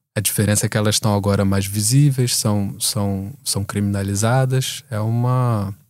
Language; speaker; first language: Portuguese; native; Portuguese